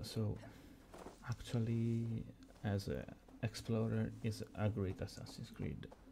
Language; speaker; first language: English; non-native, learner; Italian